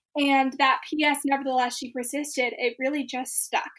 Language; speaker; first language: English; native; English